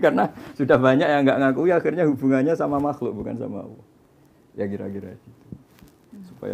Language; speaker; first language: Indonesian; native; Indonesian